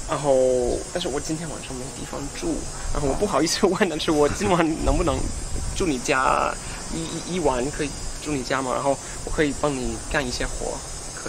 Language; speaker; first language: Chinese; non-native, fluent; English